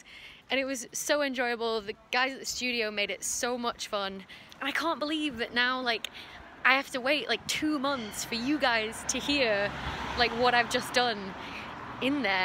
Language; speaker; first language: English; native; English